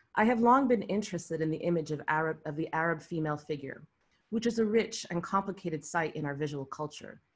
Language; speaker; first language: English; early bilingual, other home language; Arabic